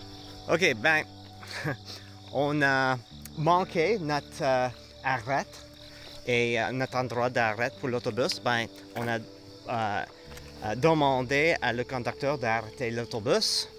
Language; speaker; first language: French; non-native, learner; English